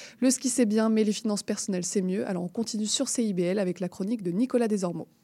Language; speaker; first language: French; native; French